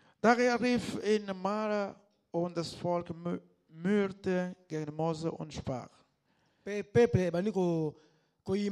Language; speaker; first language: German; non-native, learner; Lingala